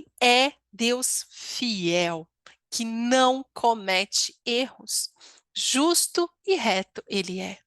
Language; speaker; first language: Portuguese; native; Portuguese